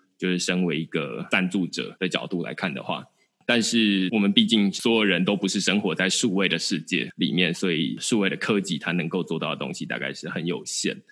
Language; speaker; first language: Chinese; native; Chinese